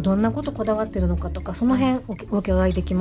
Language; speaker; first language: Japanese; native; Japanese